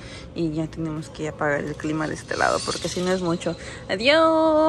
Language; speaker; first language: Spanish; native; Spanish